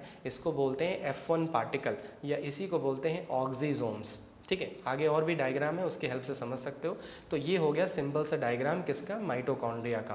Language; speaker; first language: Hindi; native; Hindi